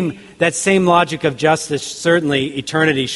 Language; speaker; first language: English; native; English